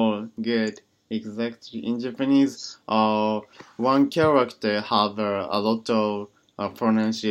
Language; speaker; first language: English; non-native, learner; Japanese